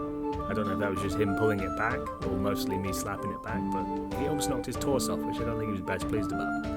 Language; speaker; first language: English; native; English